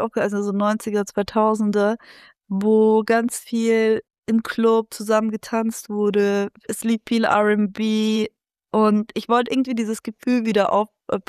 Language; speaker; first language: German; native; German